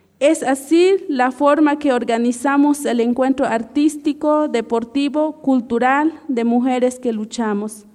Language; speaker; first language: Spanish; non-native, local second language; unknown